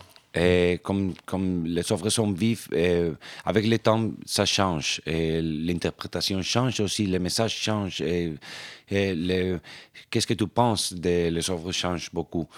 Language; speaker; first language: French; non-native, fluent; Spanish